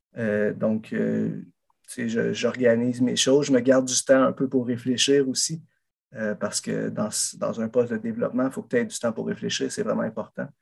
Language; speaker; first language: French; native; French